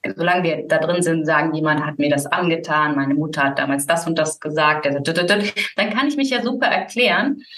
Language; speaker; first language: German; native; German